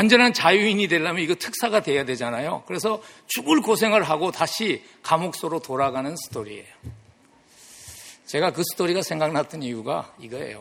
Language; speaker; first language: Korean; native; Korean